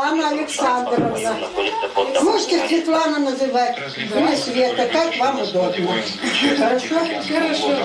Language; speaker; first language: Russian; native; Russian